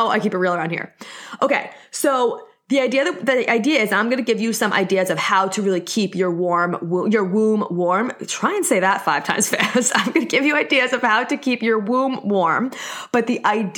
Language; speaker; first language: English; native; English